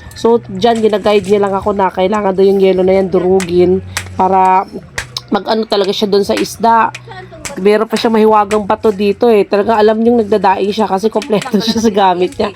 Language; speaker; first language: Filipino; non-native, local second language; Cebuano